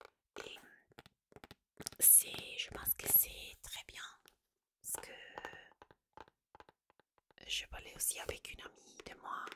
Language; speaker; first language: French; non-native, fluent; Italian